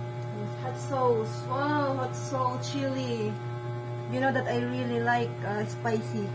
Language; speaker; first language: English; non-native, local second language; Filipino